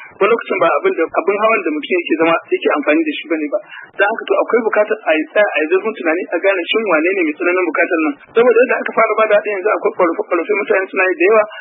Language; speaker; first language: Hausa; native; Hausa